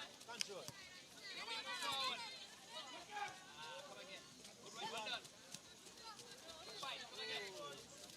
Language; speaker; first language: English; native; English